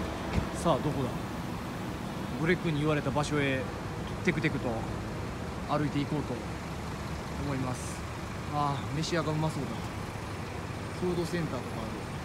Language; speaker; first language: Japanese; native; Japanese